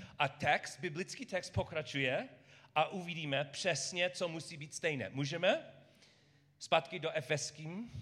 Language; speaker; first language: Czech; non-native, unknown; English